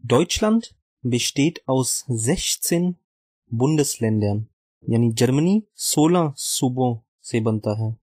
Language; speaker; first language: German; non-native, fluent; Urdu